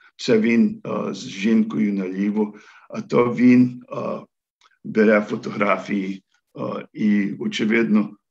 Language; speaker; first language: Ukrainian; early bilingual, heritage; Ukrainian